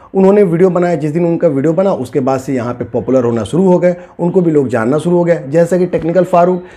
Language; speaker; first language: Hindi; native; Hindi